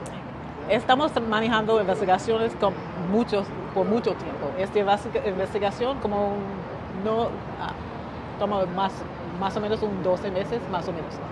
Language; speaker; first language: Spanish; non-native, learner; English